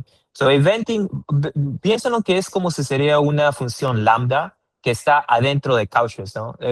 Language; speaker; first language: Spanish; native; Spanish